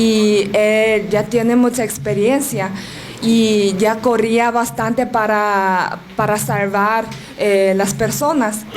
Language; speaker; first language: Spanish; non-native, learner; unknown